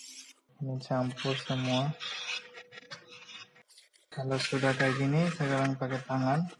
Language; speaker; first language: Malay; non-native, local second language; Bangla